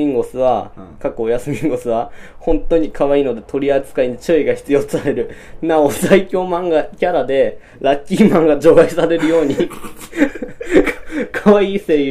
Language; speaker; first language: Japanese; native; Japanese